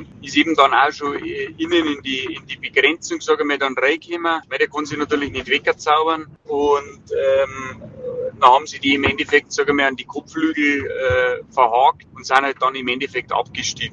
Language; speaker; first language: German; native; German